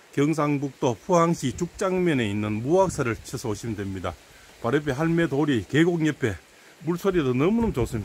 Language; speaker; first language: Korean; native; Korean